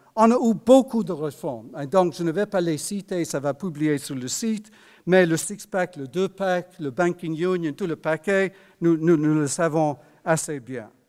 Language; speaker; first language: French; non-native, fluent; English